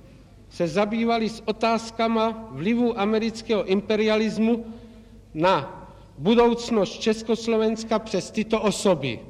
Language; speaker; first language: Czech; native; Czech